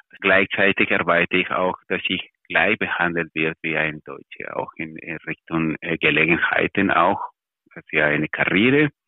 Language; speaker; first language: German; non-native, fluent; Spanish